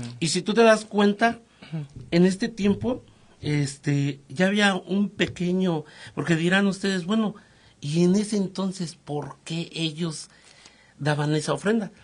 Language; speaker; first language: Spanish; native; Spanish